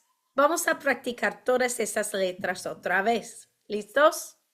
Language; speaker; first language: Spanish; non-native, fluent; English